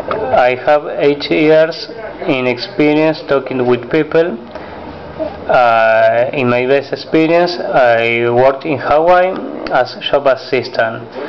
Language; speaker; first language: English; non-native, learner; Spanish